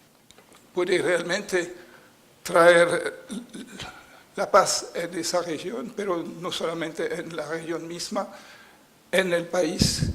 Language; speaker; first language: Spanish; non-native, fluent; French